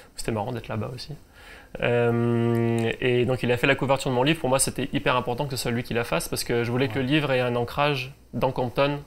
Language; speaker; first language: French; native; French